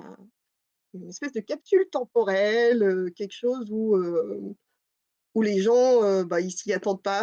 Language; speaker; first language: French; native; French